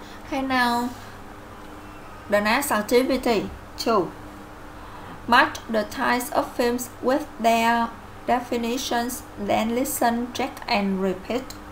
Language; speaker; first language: English; non-native, fluent; Vietnamese